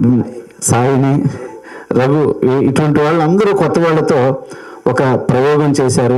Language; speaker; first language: Telugu; native; Telugu